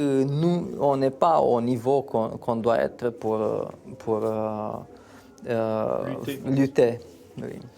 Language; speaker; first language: French; non-native, fluent; Romanian